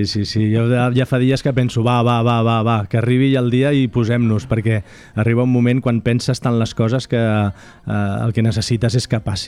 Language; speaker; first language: Catalan; native; Catalan